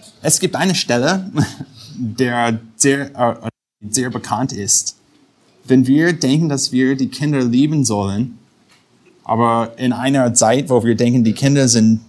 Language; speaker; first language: German; non-native, fluent; English